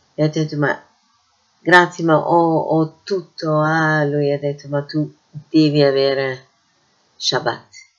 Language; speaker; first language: Italian; non-native, fluent; English